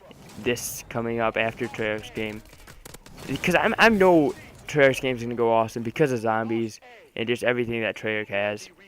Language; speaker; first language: English; native; English